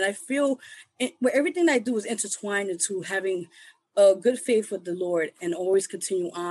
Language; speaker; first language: English; native; English